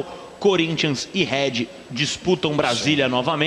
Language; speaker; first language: Portuguese; native; Portuguese